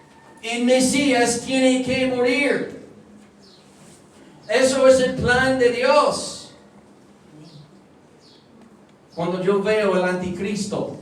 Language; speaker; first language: Spanish; non-native, fluent; English